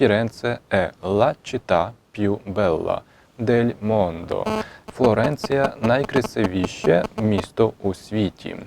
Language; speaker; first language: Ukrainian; non-native, fluent; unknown